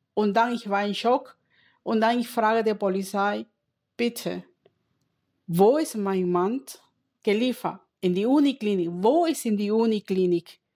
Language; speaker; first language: German; non-native, learner; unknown